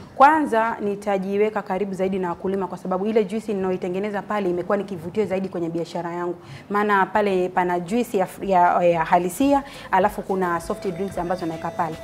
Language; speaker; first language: Swahili; native; Swahili